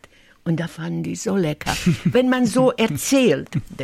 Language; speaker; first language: German; non-native, fluent; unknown